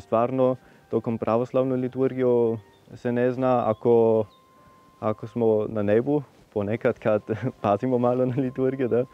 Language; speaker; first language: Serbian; non-native, fluent; German